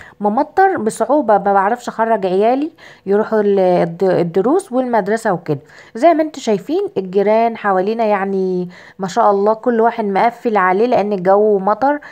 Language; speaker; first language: Arabic; native; Arabic